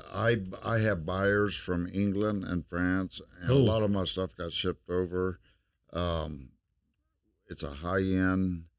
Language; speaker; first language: English; native; English